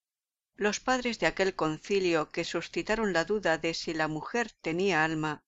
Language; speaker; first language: Spanish; native; Spanish